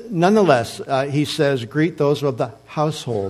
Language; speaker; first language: English; native; English